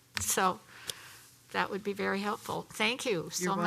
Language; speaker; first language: English; native; English